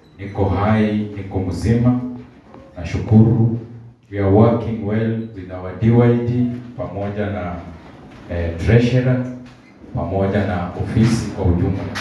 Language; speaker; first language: Swahili; native; Swahili